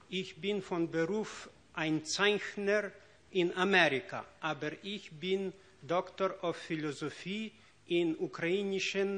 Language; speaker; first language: German; non-native, fluent; Ukrainian